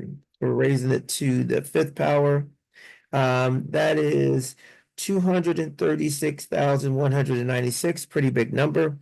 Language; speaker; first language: English; native; English